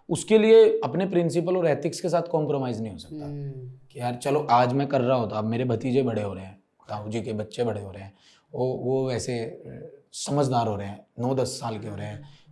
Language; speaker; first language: Hindi; native; Hindi